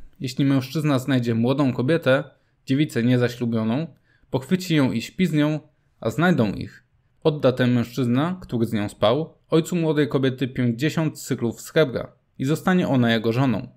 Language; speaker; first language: Polish; native; Polish